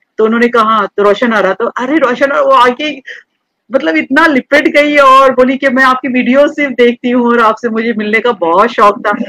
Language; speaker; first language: Hindi; native; Hindi